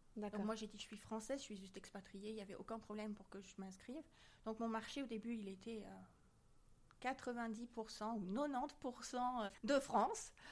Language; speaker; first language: French; native; French